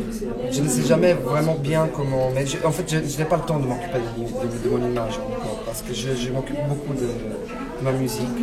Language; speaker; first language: French; non-native, fluent; Italian